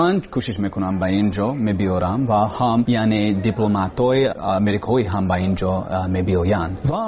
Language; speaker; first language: Persian; non-native, learner; English